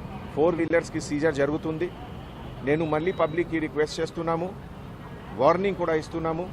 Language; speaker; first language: Telugu; non-native, fluent; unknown